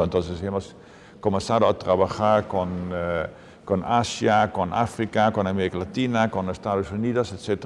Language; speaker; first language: Spanish; non-native, fluent; Dutch